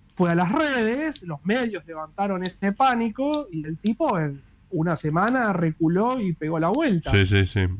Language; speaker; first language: Spanish; native; Spanish